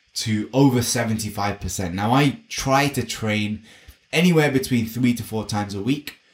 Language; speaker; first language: English; native; English